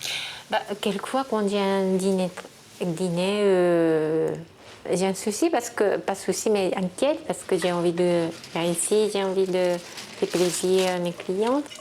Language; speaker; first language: French; non-native, fluent; Japanese